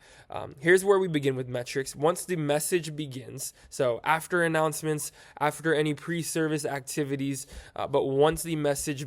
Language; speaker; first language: English; native; English